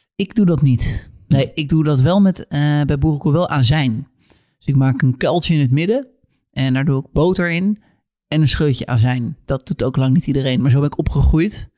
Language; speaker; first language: Dutch; native; Dutch